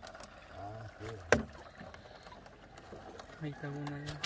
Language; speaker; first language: Spanish; native; Spanish